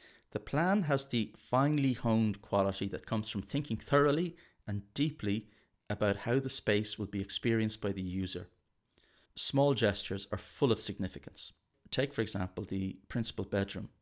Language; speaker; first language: English; native; English